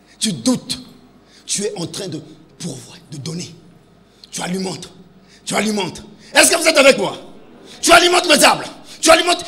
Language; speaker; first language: French; non-native, local second language; Lingala